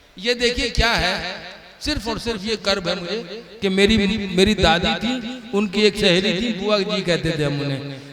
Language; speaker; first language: Hindi; native; Hindi